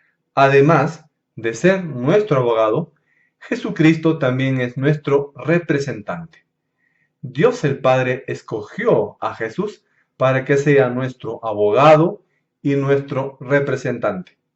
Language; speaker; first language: Spanish; native; Spanish